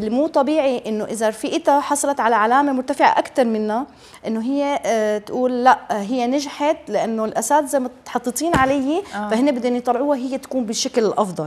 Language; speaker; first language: Arabic; native; Arabic